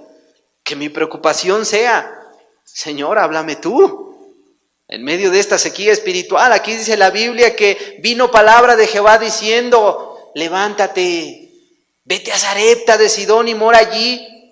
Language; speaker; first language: Spanish; native; Spanish